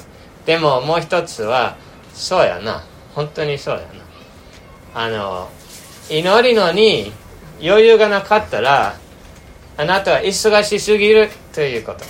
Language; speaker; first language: Japanese; non-native, fluent; English